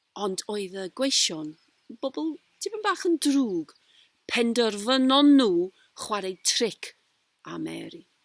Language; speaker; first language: Welsh; non-native, local second language; English